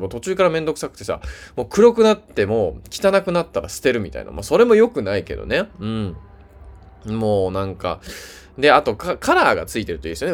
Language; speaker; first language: Japanese; native; Japanese